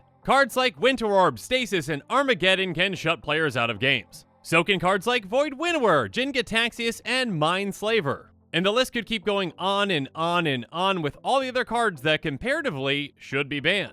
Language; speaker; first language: English; native; English